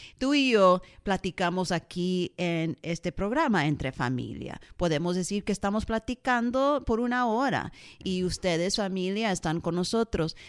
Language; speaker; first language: Spanish; early bilingual, heritage; Spanish